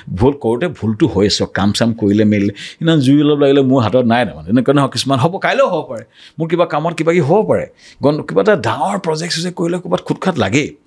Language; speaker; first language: Assamese; native; Assamese